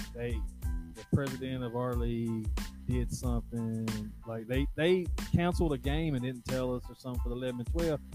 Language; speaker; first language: English; native; English